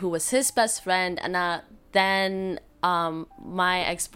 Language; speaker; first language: English; non-native, fluent; Spanish